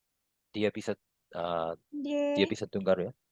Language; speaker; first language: Indonesian; non-native, fluent; Japanese